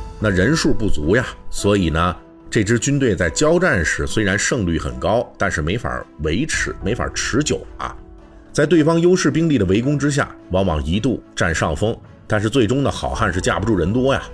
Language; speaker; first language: Chinese; native; Chinese